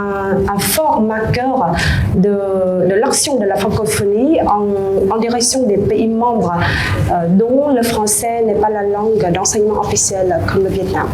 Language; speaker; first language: French; non-native, fluent; Vietnamese